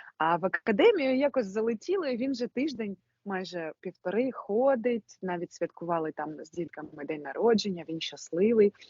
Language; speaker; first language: Ukrainian; non-native, local second language; Russian